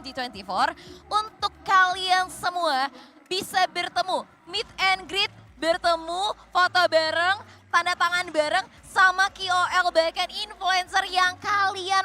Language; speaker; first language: Indonesian; native; Indonesian